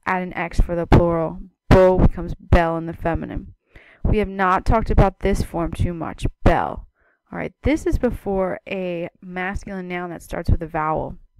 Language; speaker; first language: English; native; English